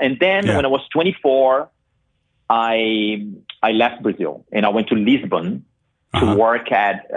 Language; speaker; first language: English; non-native, fluent; Portuguese